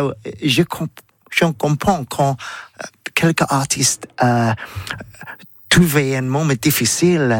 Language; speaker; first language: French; non-native, learner; English